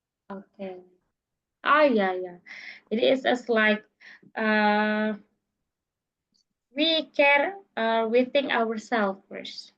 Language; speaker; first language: English; non-native, learner; Indonesian